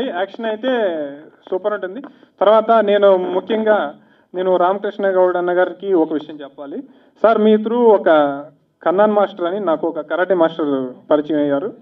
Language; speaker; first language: Telugu; native; Telugu